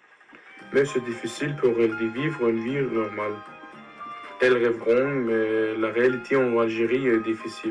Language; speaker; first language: French; non-native, learner; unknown